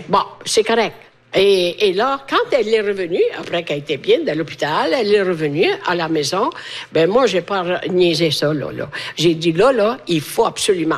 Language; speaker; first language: French; non-native, fluent; Italian